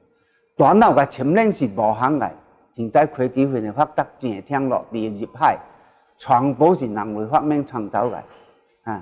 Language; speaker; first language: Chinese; non-native, local second language; Min Nan Chinese